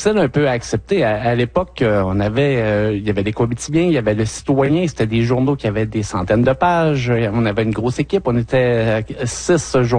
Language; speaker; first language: French; native; French